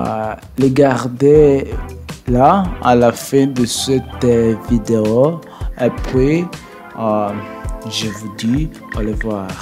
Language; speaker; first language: French; non-native, learner; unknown